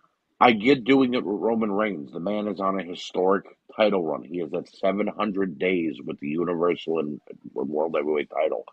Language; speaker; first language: English; native; English